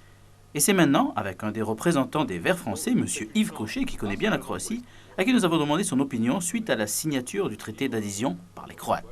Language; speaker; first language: French; native; French